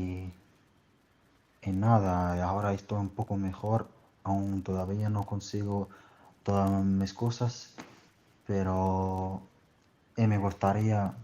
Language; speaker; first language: Spanish; non-native, learner; Arabic